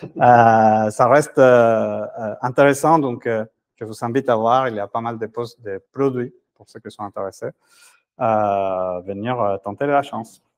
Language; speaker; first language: French; non-native, fluent; Spanish